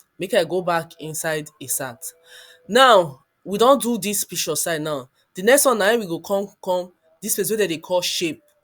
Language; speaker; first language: Nigerian Pidgin; non-native, local second language; Yoruba